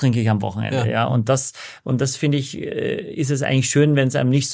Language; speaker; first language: German; native; German